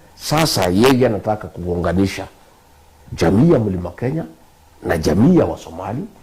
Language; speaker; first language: Swahili; non-native, local second language; Kikuyu